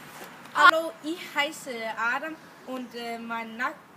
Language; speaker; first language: German; non-native, learner; Danish